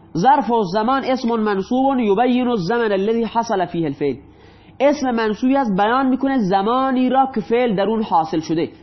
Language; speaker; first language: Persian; non-native, local second language; Baluchi